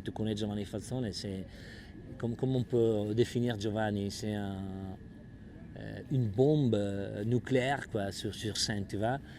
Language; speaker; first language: French; non-native, fluent; Italian